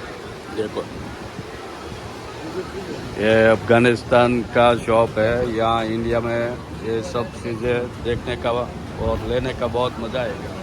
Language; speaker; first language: Hindi; non-native, local second language; Gujarati